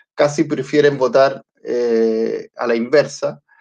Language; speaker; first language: Spanish; early bilingual, other home language; Italian